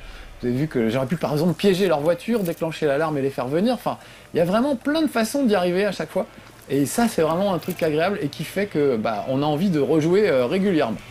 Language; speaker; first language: French; native; French